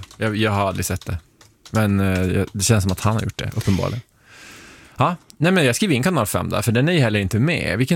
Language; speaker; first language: Swedish; native; Swedish